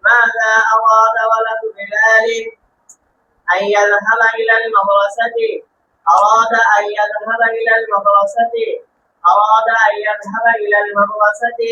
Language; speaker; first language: Arabic; non-native, learner; Bangla